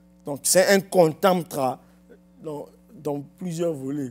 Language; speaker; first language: French; non-native, local second language; Lingala